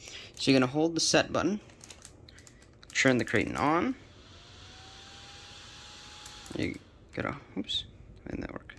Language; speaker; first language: English; native; English